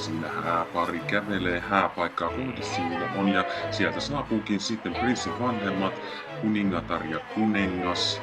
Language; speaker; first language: Finnish; native; Finnish